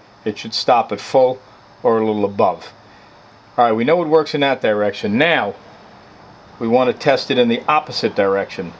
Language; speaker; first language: English; native; English